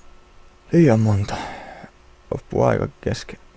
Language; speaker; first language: Finnish; native; Finnish